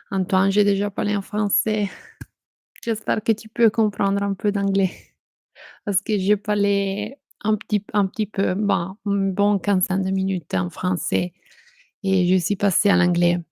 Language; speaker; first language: French; non-native, fluent; Italian